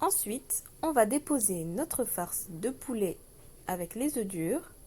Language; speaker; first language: French; non-native, local second language; Arabic